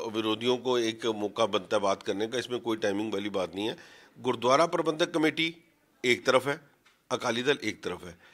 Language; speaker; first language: Hindi; non-native, local second language; Punjabi